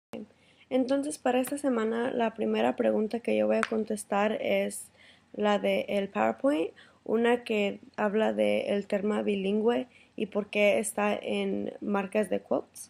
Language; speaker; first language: Spanish; early bilingual, heritage; Spanish